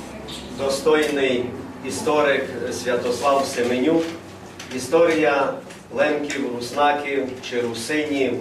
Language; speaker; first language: Ukrainian; native; Ukrainian